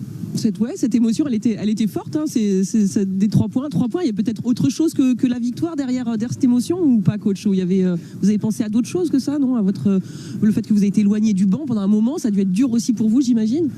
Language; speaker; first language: French; native; French